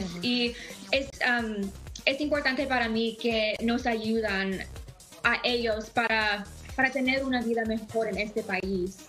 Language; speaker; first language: Spanish; early bilingual, other home language; English